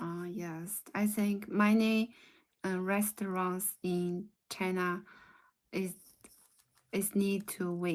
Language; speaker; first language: English; non-native, learner; Chinese